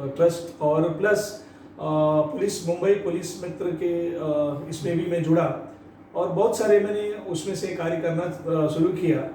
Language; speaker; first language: Hindi; non-native, local second language; Marathi